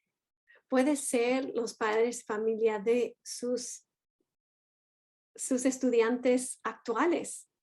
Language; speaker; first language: Spanish; non-native, fluent; English